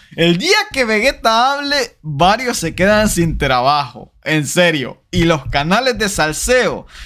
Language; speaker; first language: Spanish; native; Spanish